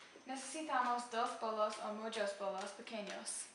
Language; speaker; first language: Spanish; non-native, learner; English